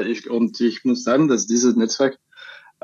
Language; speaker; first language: German; non-native, learner; French